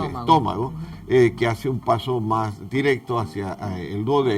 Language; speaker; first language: Spanish; native; Spanish